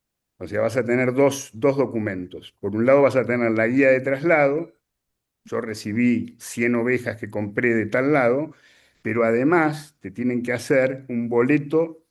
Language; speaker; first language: Spanish; native; Spanish